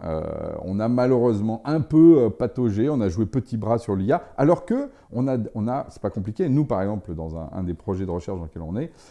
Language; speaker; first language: French; native; French